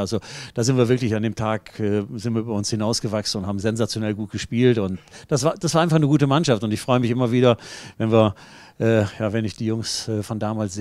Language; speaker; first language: German; native; German